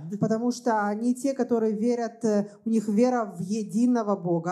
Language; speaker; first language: Russian; native; Russian